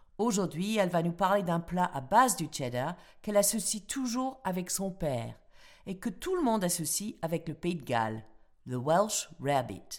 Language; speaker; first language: French; non-native, fluent; English